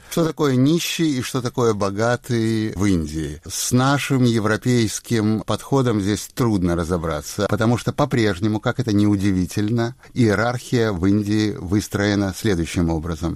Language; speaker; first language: Russian; native; Russian